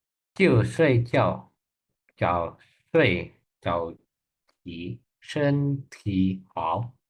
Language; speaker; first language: Chinese; non-native, learner; Indonesian